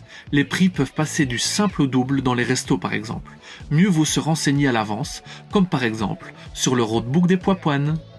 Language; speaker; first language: French; native; French